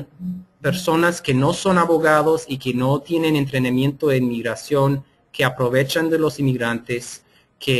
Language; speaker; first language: Spanish; non-native, fluent; English